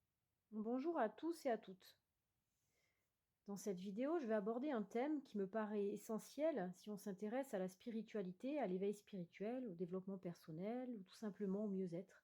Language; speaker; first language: French; native; French